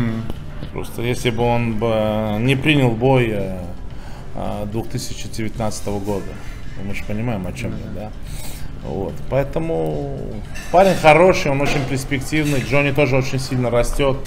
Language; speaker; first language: Russian; native; Russian